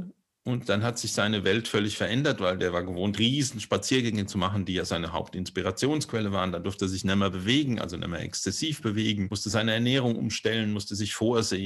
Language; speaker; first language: German; native; German